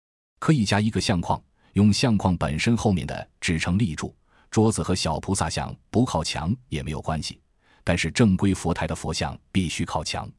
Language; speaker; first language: Chinese; native; Chinese